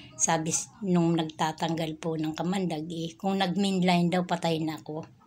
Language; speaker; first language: Filipino; non-native, local second language; Bikol